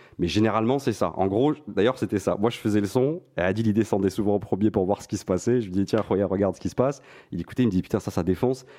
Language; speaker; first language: French; non-native, local second language; Arabic